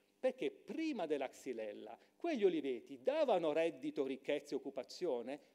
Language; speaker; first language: Italian; native; Italian